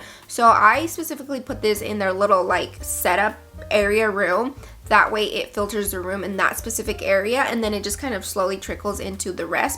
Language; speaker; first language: English; native; English